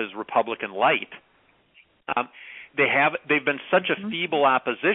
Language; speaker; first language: English; native; English